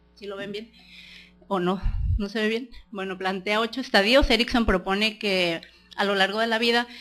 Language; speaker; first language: Spanish; native; Spanish